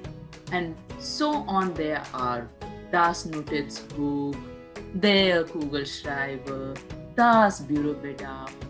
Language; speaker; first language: German; non-native, fluent; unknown